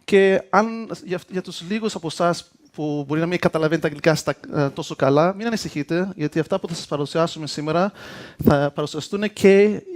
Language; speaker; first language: Greek; early bilingual, heritage; Greek